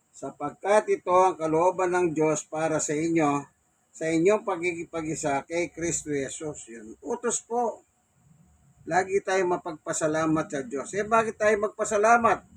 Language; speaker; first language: Filipino; non-native, local second language; Pampanga